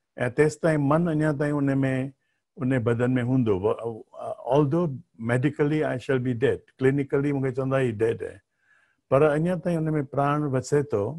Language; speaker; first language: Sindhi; early bilingual, heritage; Sindhi